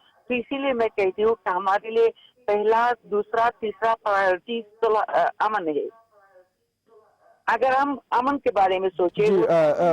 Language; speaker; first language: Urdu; non-native, fluent; Persian